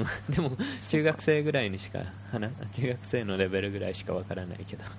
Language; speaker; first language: Japanese; early bilingual, heritage; Japanese